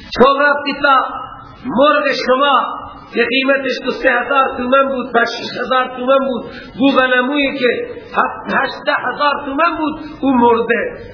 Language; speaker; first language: Persian; non-native, local second language; Baluchi